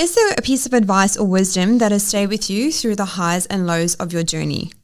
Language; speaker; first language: English; native; English